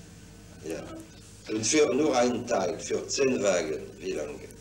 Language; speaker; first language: German; non-native, fluent; French